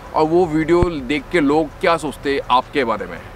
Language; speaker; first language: Hindi; native; Hindi